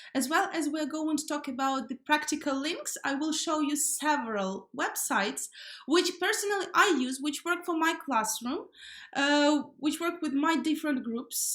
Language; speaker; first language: English; non-native, fluent; Ukrainian